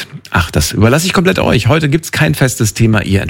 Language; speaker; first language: German; native; German